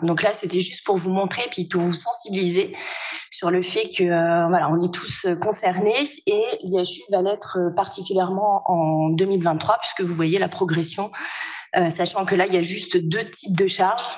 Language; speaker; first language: French; native; French